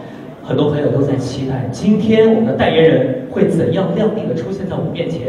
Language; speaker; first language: Chinese; native; Chinese